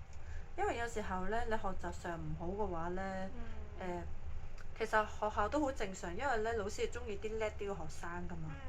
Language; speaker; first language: Cantonese; native; Cantonese